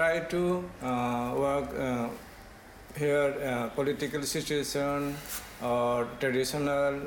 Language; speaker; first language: English; non-native, local second language; Kok Borok